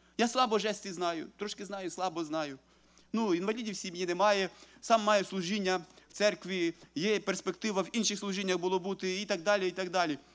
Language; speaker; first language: Ukrainian; native; Ukrainian